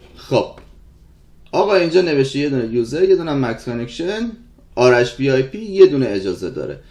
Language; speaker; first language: Persian; early bilingual, heritage; Persian